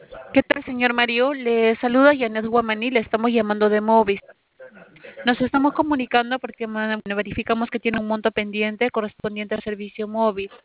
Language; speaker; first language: Spanish; native; Spanish